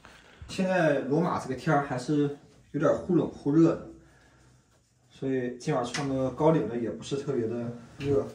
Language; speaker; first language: Chinese; native; Chinese